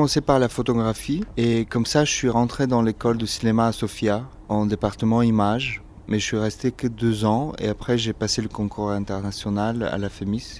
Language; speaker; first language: French; non-native, fluent; Bulgarian